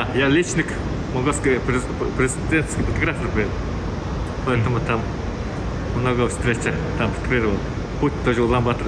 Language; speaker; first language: Russian; non-native, learner; Mongolian